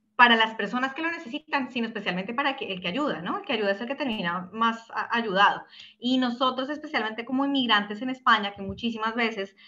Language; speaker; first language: Spanish; native; Spanish